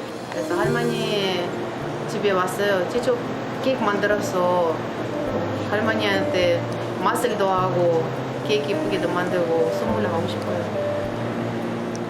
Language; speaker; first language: Korean; non-native, learner; Russian